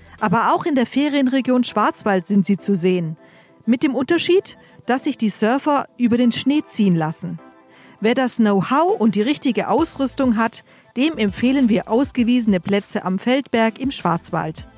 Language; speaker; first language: German; native; German